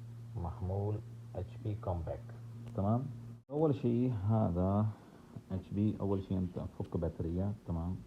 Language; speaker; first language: Arabic; non-native, learner; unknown